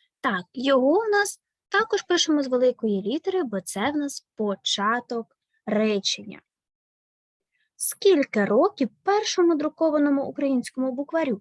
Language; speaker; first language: Ukrainian; native; Ukrainian